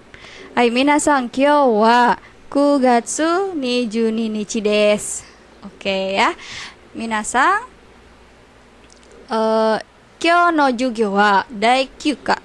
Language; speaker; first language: Japanese; non-native, learner; Indonesian